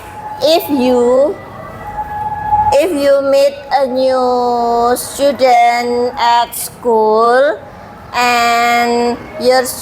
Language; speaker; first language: English; non-native, fluent; Indonesian